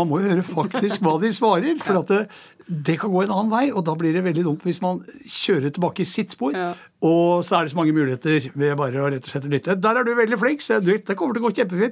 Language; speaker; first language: Norwegian; native; Norwegian